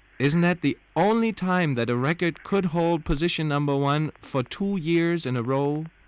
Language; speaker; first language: English; non-native, fluent; German